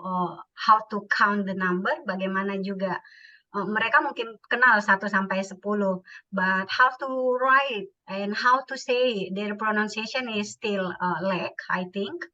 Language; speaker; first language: English; non-native, learner; Indonesian